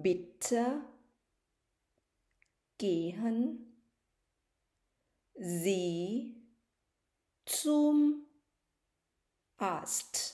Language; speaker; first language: German; non-native, fluent; Thai